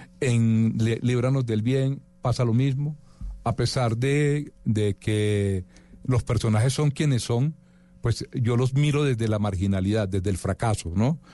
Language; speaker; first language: Spanish; native; Spanish